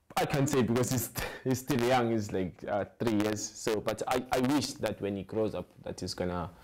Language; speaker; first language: English; non-native, local second language; Zulu